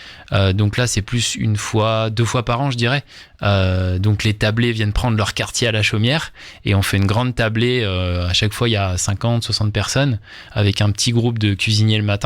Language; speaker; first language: French; native; French